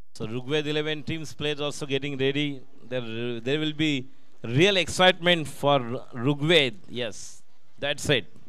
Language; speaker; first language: English; non-native, local second language; Marathi